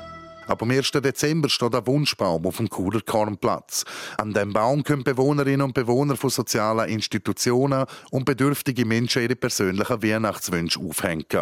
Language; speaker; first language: German; native; German